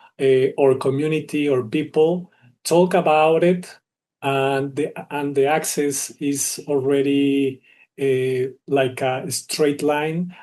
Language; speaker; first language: English; non-native, learner; Spanish